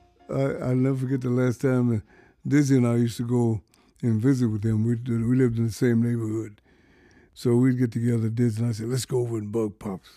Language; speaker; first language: English; native; English